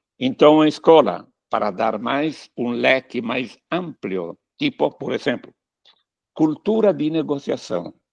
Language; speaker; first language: Portuguese; non-native, fluent; Italian